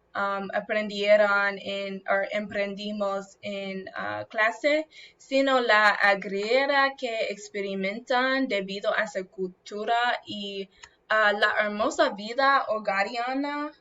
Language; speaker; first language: Spanish; non-native, learner; English